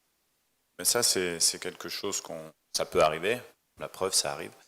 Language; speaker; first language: French; native; French